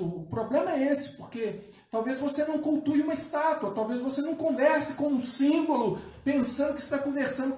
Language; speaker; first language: Portuguese; native; Portuguese